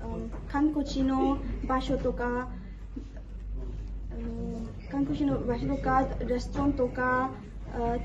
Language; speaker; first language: Japanese; non-native, learner; Garo